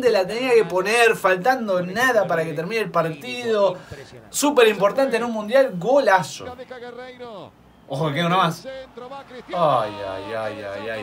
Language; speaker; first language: Spanish; native; Spanish